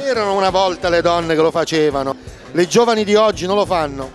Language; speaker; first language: Italian; native; Italian